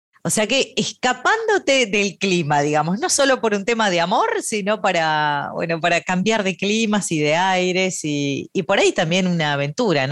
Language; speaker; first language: Spanish; native; Spanish